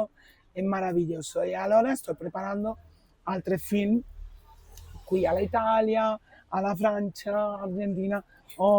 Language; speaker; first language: Italian; non-native, fluent; Spanish